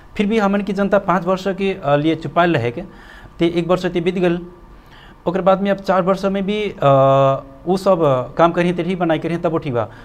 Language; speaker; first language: Bhojpuri; non-native, local second language; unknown